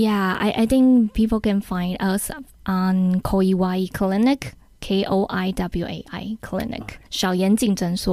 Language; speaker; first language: English; non-native, learner; Chinese